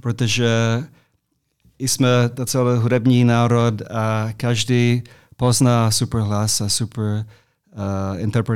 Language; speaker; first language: Czech; non-native, fluent; English